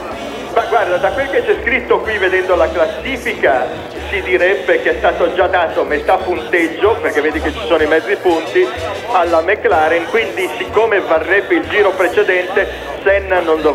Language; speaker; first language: Italian; native; Italian